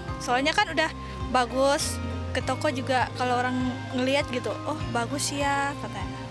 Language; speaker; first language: Indonesian; non-native, local second language; Minangkabau